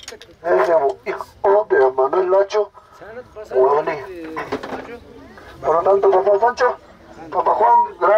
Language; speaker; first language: Spanish; native; Spanish